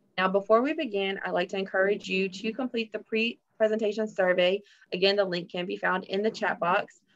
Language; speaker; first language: English; native; English